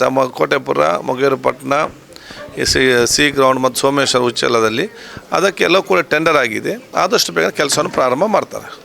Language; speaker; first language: Kannada; native; Kannada